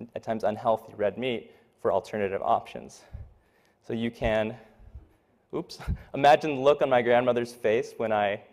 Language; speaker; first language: English; native; English